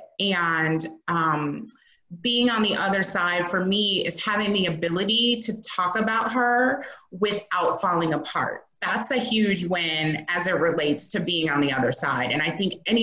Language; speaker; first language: English; native; English